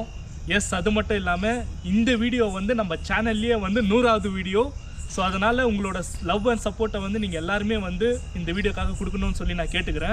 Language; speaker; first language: Tamil; native; Tamil